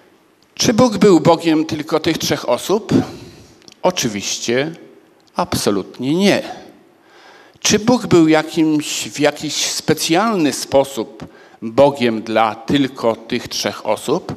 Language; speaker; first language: Polish; native; Polish